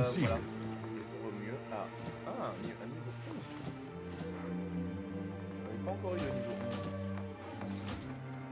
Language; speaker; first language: French; native; French